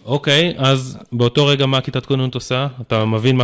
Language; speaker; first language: Hebrew; native; Hebrew